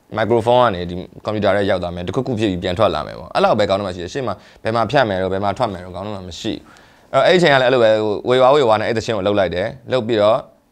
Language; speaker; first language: Burmese; native; Burmese